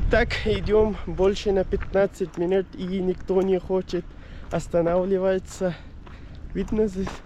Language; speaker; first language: Russian; non-native, learner; Urdu